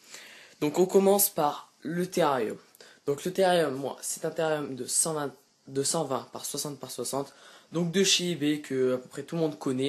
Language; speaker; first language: French; native; French